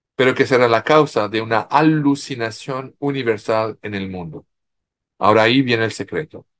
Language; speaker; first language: Spanish; non-native, fluent; French